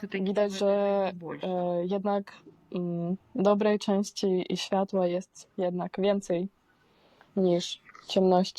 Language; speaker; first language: Polish; non-native, fluent; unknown